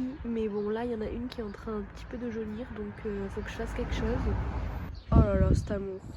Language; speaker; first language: French; native; French